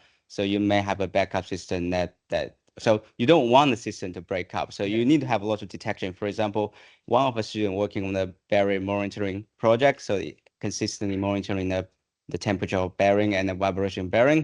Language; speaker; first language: English; non-native, fluent; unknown